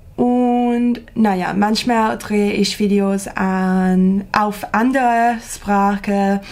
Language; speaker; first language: German; non-native, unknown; English